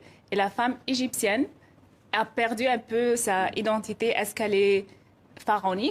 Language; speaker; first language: French; non-native, fluent; Arabic